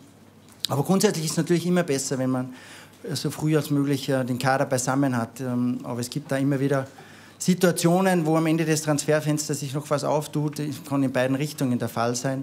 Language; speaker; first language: German; native; German